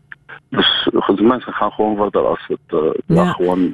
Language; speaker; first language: Dutch; non-native, fluent; Arabic